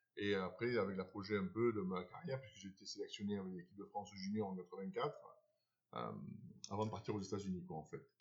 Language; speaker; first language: French; native; French